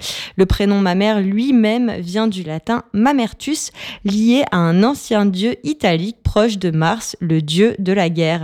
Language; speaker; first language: French; native; French